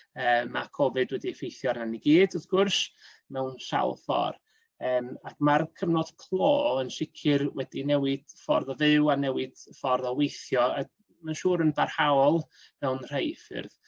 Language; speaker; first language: Welsh; native; Welsh